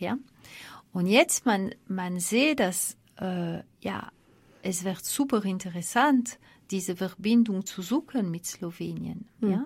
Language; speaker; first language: German; non-native, fluent; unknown